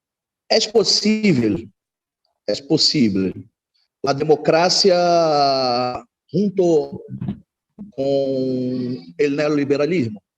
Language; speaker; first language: Spanish; non-native, learner; Portuguese